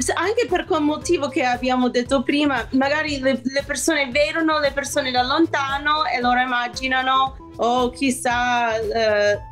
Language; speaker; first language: Italian; non-native, fluent; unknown